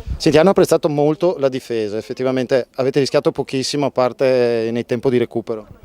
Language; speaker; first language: Italian; native; Italian